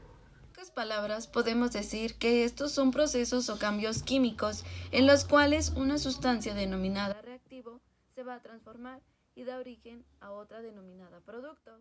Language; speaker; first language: Spanish; native; Spanish